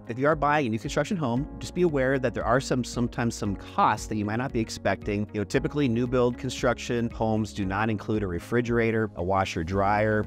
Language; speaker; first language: English; native; English